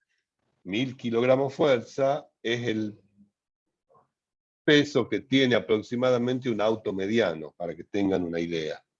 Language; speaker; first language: Spanish; native; Spanish